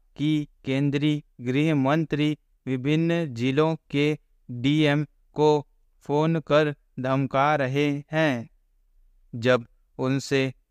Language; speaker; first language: Hindi; native; Hindi